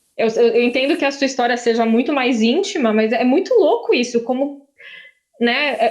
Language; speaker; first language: Portuguese; native; Portuguese